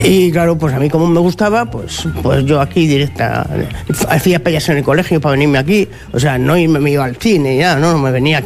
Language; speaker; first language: Spanish; native; Spanish